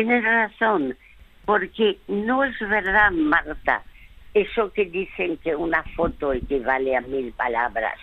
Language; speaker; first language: Spanish; early bilingual, other home language; French